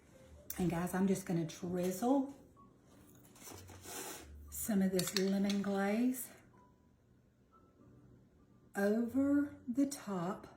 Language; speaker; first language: English; native; English